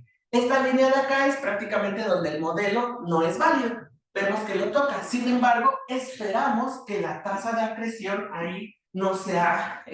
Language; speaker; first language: Spanish; native; Spanish